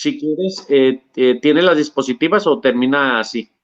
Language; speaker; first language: Spanish; native; Spanish